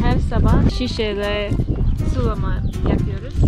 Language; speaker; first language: Turkish; non-native, learner; English